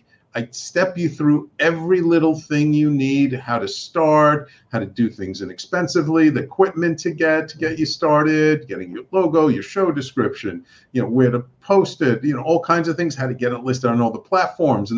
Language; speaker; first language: English; native; English